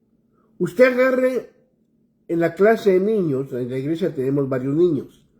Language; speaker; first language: Spanish; native; Spanish